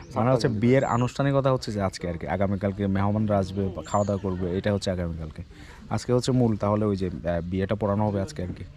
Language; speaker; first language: Bangla; non-native, local second language; Chakma